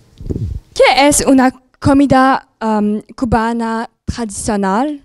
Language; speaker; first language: Spanish; non-native, learner; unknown